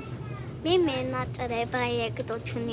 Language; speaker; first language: Georgian; early bilingual, heritage; Georgian